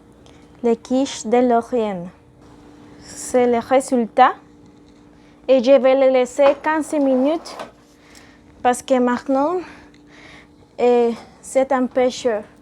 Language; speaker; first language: French; non-native, learner; Spanish